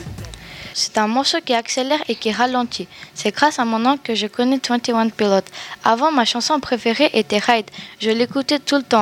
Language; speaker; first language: French; native; French